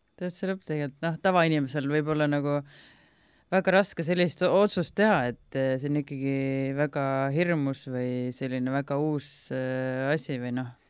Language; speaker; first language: Estonian; native; Estonian